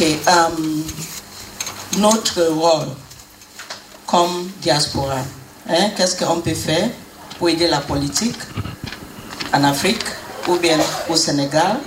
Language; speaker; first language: French; non-native, fluent; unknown